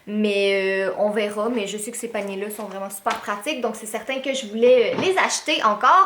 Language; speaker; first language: French; native; French